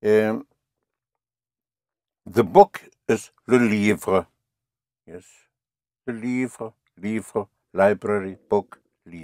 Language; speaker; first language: French; non-native, fluent; English